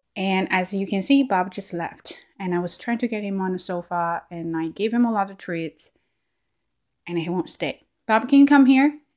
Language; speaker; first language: English; non-native, fluent; Chinese